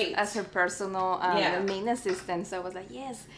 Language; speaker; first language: English; early bilingual, other home language; Spanish